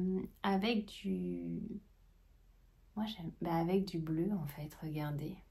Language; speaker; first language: French; native; French